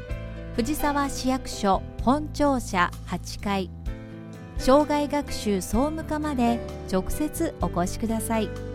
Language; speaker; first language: Japanese; native; Japanese